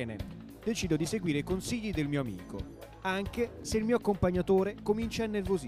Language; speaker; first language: Italian; native; Italian